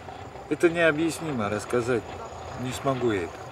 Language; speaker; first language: Russian; native; Russian